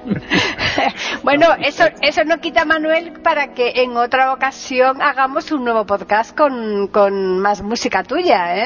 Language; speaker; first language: Spanish; native; Spanish